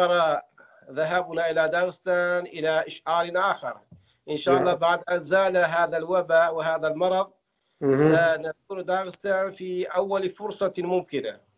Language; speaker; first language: Arabic; non-native, fluent; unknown